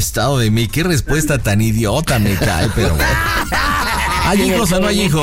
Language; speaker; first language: Spanish; native; Spanish